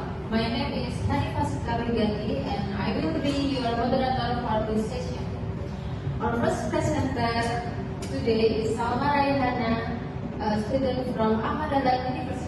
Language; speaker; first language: English; non-native, learner; Indonesian